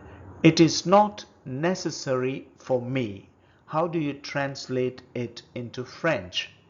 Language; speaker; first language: English; non-native, local second language; Telugu